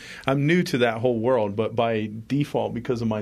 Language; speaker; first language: English; native; English